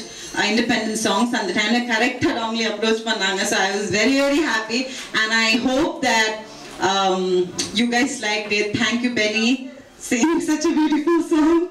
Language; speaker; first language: Tamil; non-native, local second language; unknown